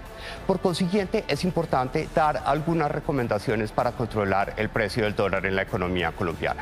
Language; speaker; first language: Spanish; native; Spanish